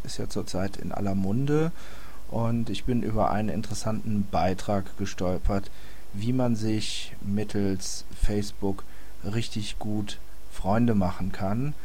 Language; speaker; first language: German; native; German